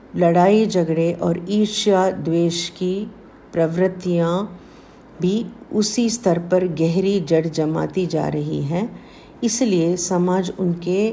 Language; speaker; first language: Hindi; non-native, local second language; Tamil